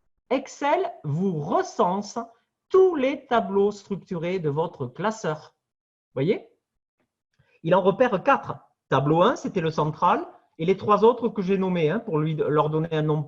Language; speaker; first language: French; native; French